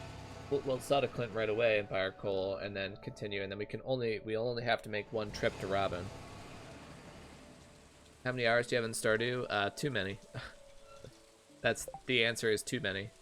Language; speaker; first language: English; native; English